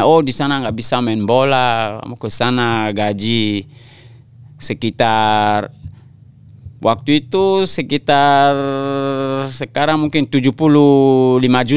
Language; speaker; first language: Indonesian; non-native, local second language; French